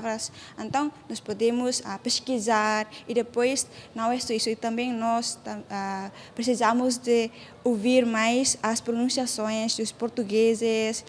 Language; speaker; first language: Portuguese; non-native, local second language; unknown